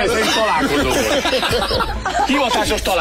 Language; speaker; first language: Hungarian; non-native, learner; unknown